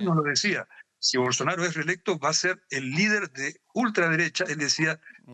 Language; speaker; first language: Spanish; native; Spanish